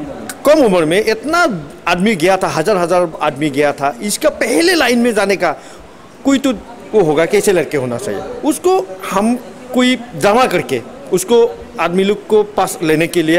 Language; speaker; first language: Hindi; non-native, local second language; Assamese